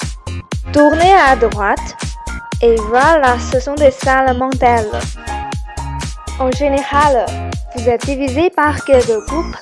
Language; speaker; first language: French; non-native, learner; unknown